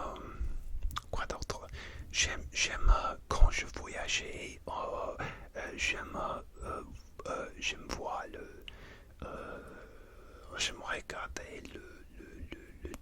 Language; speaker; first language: French; non-native, learner; English